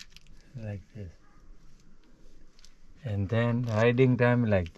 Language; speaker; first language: English; non-native, learner; Hindi